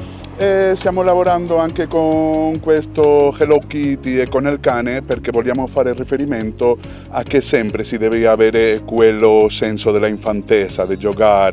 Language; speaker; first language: Italian; non-native, fluent; Spanish